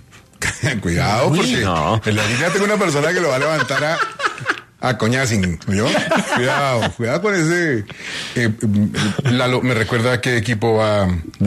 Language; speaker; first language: Spanish; native; Spanish